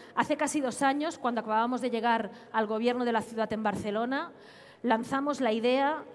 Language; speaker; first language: Spanish; native; Spanish